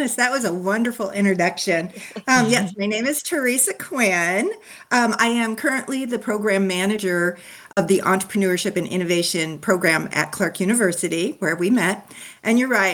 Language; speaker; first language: English; native; English